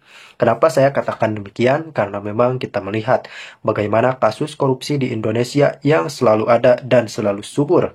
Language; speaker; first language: Indonesian; native; Indonesian